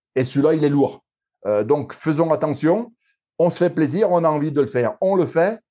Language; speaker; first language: French; native; French